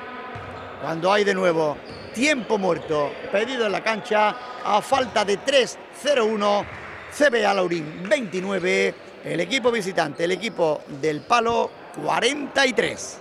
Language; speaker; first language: Spanish; native; Spanish